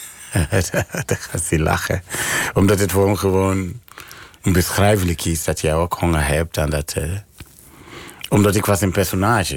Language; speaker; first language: Dutch; non-native, fluent; English